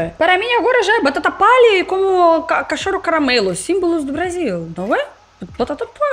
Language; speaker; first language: Portuguese; non-native, learner; Russian